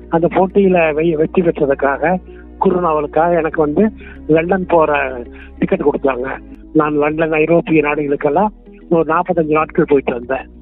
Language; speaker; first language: Tamil; non-native, local second language; Kannada